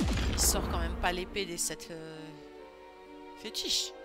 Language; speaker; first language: French; native; French